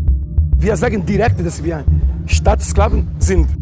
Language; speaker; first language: German; non-native, learner; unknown